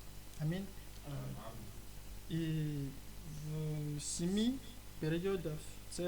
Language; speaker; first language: Russian; non-native, learner; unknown